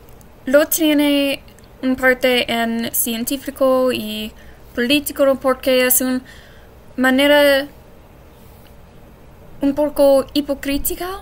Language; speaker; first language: Spanish; non-native, learner; English